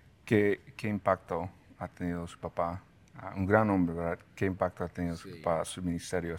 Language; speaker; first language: Spanish; early bilingual, heritage; Spanish